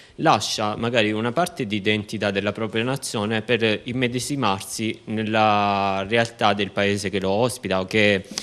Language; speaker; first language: Italian; native; Italian